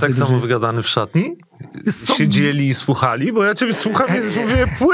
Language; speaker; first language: Polish; native; Polish